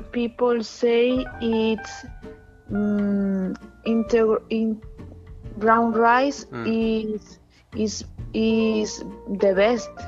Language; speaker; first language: English; non-native, learner; Spanish